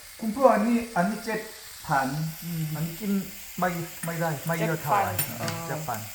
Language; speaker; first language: Thai; non-native, learner; Korean